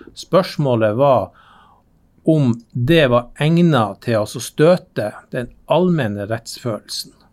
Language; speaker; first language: Norwegian; native; Norwegian